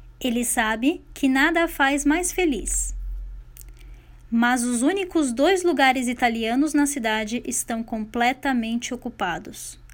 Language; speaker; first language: Portuguese; native; Portuguese